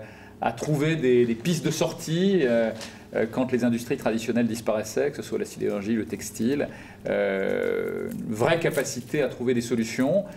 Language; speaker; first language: French; native; French